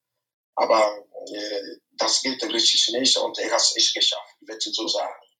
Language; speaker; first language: German; non-native, fluent; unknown